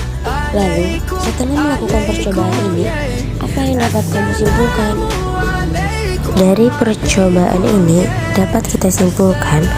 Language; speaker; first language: Indonesian; native; Indonesian